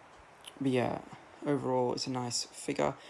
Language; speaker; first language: English; native; English